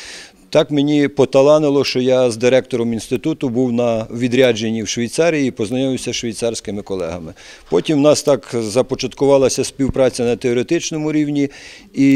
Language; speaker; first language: Ukrainian; native; Ukrainian